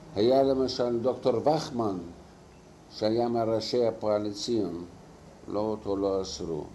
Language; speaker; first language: Hebrew; non-native, fluent; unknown